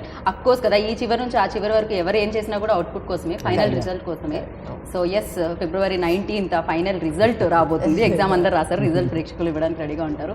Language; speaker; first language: Telugu; native; Telugu